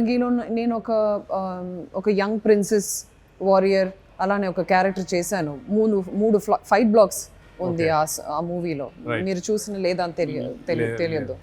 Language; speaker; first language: Telugu; non-native, fluent; Malayalam